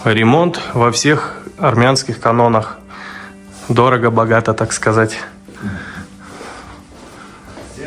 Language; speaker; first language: Russian; native; Russian